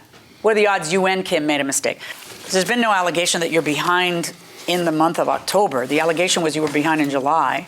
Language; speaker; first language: English; native; English